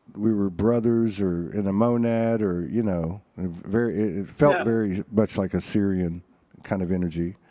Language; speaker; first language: English; native; English